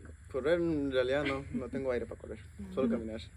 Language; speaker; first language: Spanish; native; Spanish